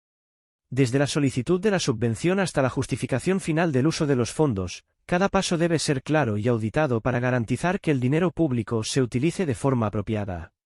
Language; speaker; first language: Spanish; native; Spanish